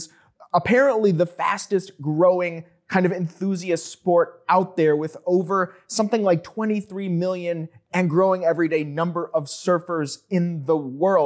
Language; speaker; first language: English; native; English